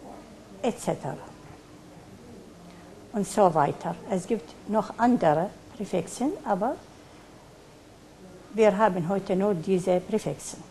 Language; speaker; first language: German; non-native, fluent; Arabic